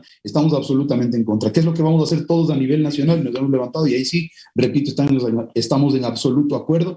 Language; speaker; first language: Spanish; native; Spanish